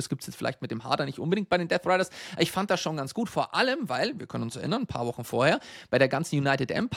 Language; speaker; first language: German; native; German